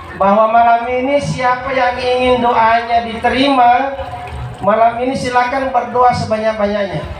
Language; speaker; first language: Indonesian; native; Indonesian